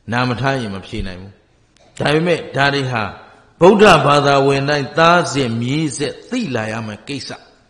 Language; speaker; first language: Burmese; native; Burmese